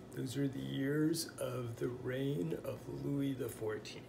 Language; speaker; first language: English; native; English